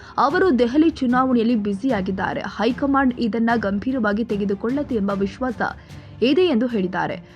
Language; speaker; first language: Kannada; native; Kannada